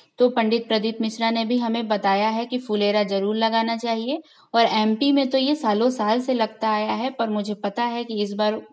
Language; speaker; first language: Hindi; native; Hindi